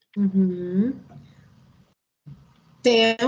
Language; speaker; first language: Portuguese; non-native, learner; Spanish